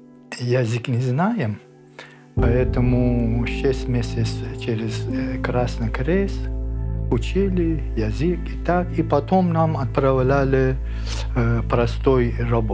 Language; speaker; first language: Russian; non-native, learner; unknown